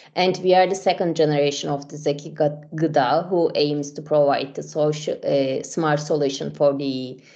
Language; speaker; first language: English; non-native, fluent; Turkish